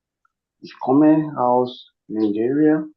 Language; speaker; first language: German; non-native, learner; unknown